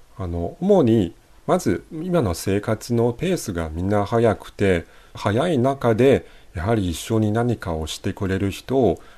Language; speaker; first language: Japanese; non-native, fluent; Chinese